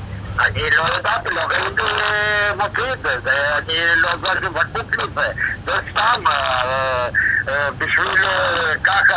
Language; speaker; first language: Hebrew; non-native, learner; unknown